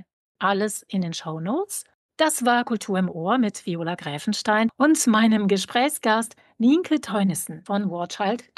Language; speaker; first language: German; native; German